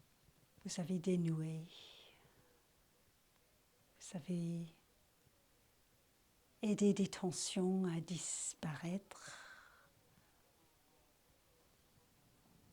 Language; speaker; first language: French; native; French